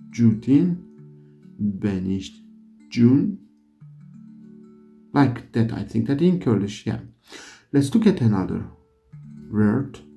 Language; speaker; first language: English; non-native, learner; Kurdish